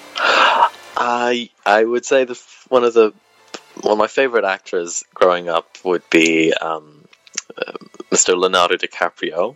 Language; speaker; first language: English; native; English